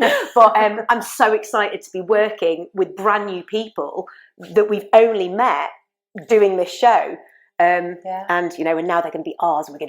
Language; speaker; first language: English; native; English